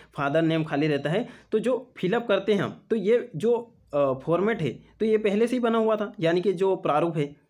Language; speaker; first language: Hindi; native; Hindi